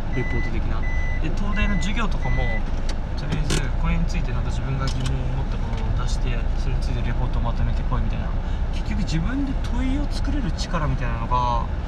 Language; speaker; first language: Japanese; native; Japanese